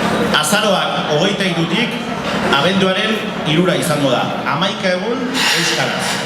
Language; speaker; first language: Basque; native; Basque